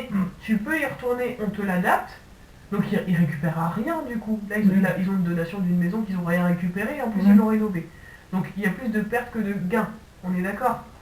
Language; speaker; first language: French; native; French